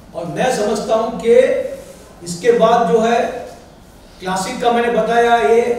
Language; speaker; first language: Hindi; non-native, local second language; Marathi